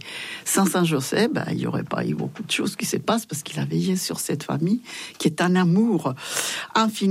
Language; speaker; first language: French; non-native, fluent; Spanish